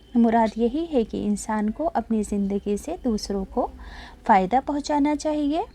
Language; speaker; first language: Hindi; native; Hindi